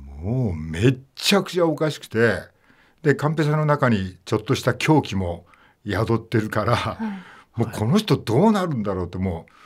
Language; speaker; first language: Japanese; native; Japanese